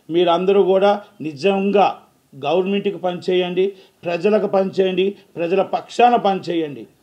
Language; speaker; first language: Telugu; native; Telugu